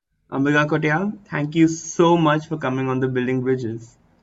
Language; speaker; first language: English; early bilingual, other home language; Hindi